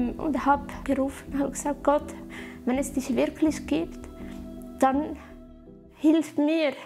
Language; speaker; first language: German; early bilingual, other home language; Italian